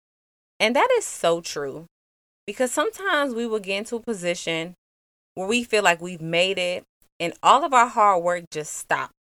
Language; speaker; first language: English; native; English